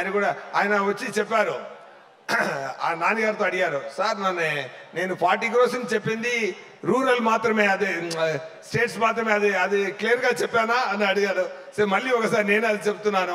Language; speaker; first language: Telugu; non-native, fluent; Tamil